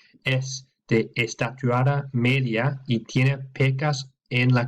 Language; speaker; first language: Spanish; non-native, fluent; English